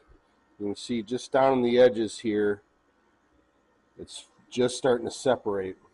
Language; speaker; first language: English; native; English